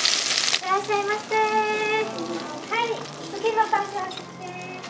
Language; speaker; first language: Japanese; non-native, learner; Chinese